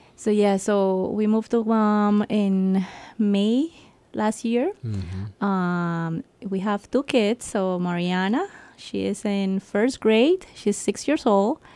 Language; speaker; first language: English; non-native, fluent; Spanish